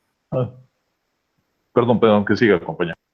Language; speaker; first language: Spanish; native; Spanish